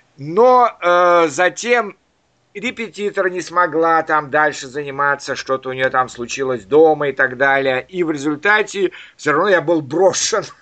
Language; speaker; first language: Russian; native; Russian